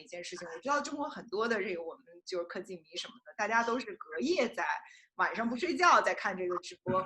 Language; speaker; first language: Chinese; native; Chinese